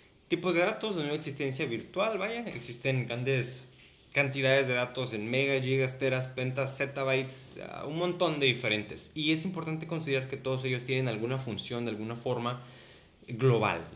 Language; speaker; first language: Spanish; native; Spanish